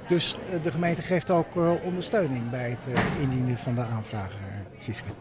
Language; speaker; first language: Dutch; native; Dutch